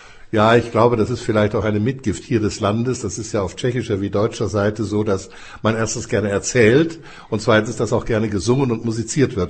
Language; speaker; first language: German; native; German